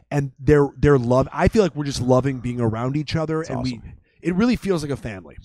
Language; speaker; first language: English; native; English